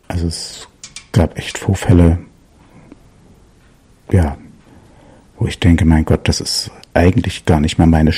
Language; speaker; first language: German; native; German